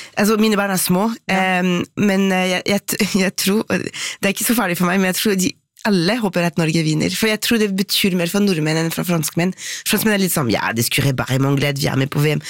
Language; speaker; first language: Norwegian; non-native, fluent; French